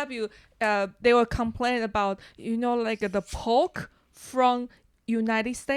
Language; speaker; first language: English; non-native, learner; Chinese